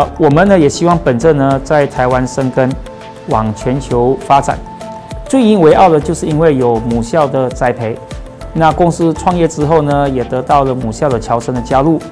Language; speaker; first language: Chinese; native; Chinese